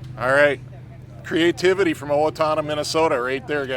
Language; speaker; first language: English; native; English